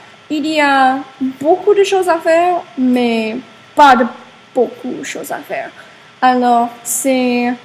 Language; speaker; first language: French; non-native, learner; English